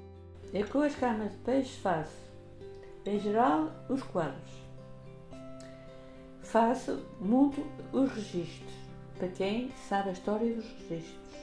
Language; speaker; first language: Portuguese; native; Portuguese